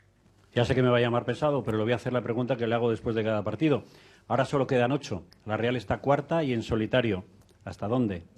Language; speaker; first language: Spanish; native; Spanish